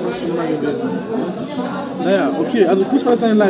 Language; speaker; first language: German; native; German